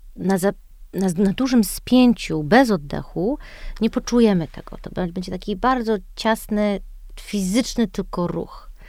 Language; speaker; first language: Polish; early bilingual, heritage; Polish